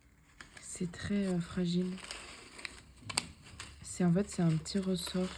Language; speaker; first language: French; native; French